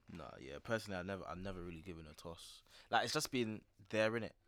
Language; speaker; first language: English; native; English